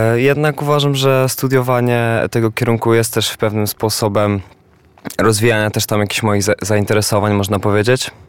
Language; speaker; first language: Polish; native; Polish